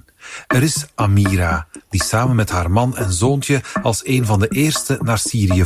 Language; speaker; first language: Dutch; native; Dutch